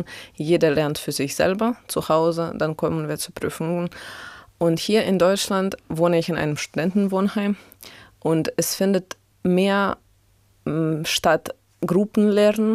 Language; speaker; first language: German; non-native, fluent; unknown